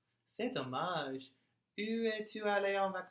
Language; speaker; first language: French; non-native, learner; English